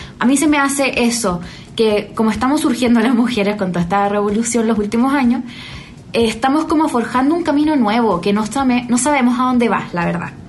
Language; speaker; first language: Spanish; native; Spanish